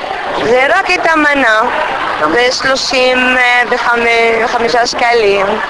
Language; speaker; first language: Hebrew; non-native, local second language; Arabic